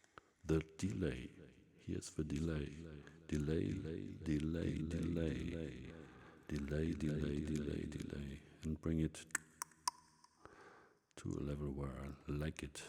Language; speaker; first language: English; non-native, fluent; German